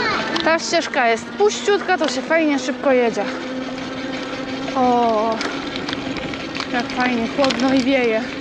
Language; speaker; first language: Polish; native; Polish